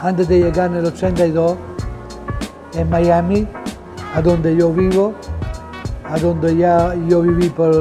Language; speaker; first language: Spanish; non-native, fluent; Italian